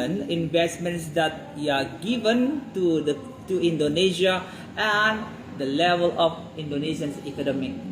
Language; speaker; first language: English; non-native, fluent; Indonesian